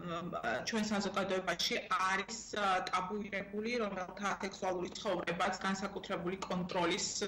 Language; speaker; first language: Georgian; native; Georgian